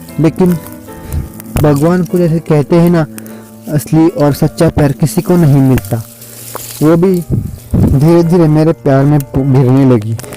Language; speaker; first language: Hindi; non-native, local second language; Marathi